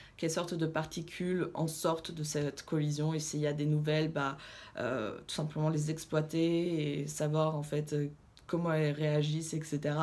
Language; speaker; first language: French; early bilingual, other home language; Russian